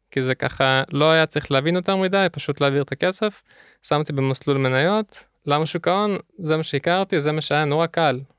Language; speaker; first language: Hebrew; early bilingual, other home language; Russian